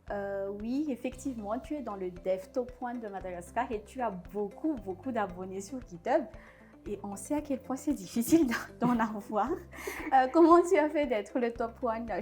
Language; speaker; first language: French; non-native, local second language; Malagasy